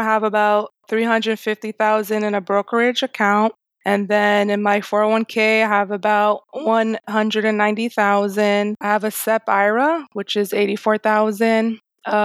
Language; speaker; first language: English; native; English